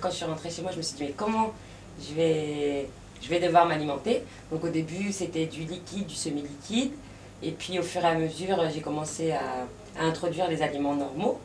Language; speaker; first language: French; native; French